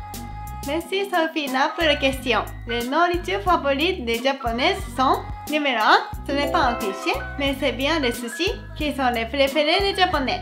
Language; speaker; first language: French; non-native, fluent; Japanese